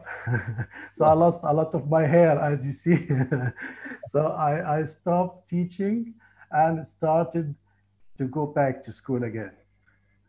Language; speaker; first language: English; non-native, fluent; Arabic